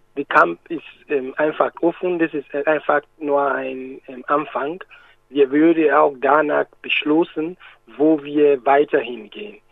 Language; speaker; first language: German; non-native, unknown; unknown